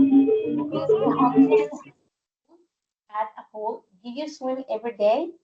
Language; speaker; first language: English; non-native, learner; Spanish